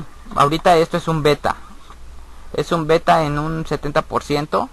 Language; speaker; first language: Spanish; native; Spanish